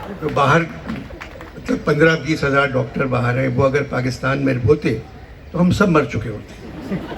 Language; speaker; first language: Urdu; native; Urdu